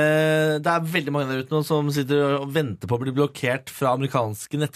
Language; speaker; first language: Norwegian; native; Norwegian